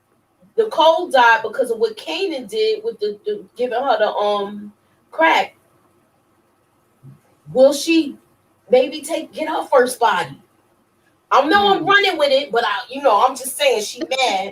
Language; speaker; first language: English; native; English